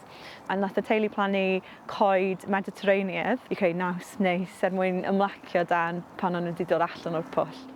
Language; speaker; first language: Welsh; native; Welsh